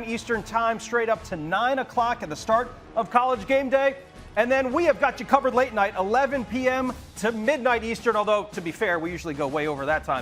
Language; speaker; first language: English; native; English